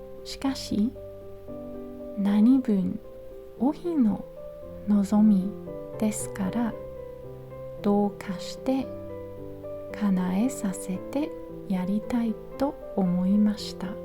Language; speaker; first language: Japanese; non-native, learner; English